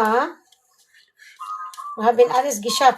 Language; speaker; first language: German; non-native, learner; Cebuano